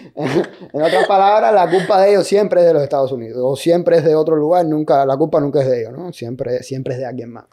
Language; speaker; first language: Spanish; native; Spanish